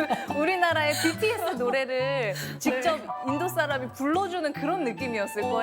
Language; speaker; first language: Korean; native; Korean